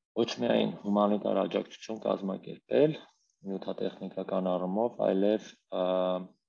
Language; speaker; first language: Armenian; native; Armenian